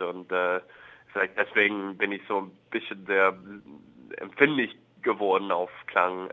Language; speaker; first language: German; non-native, fluent; English